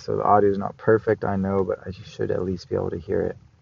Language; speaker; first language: English; native; English